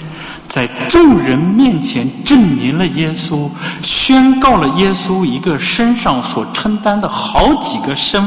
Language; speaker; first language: Chinese; native; Chinese